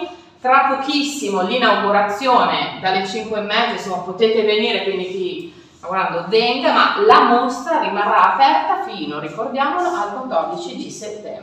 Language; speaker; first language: Italian; native; Italian